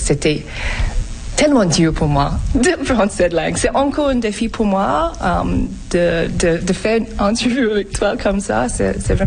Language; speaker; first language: French; non-native, fluent; English